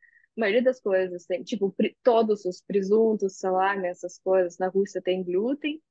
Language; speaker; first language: Portuguese; non-native, fluent; Russian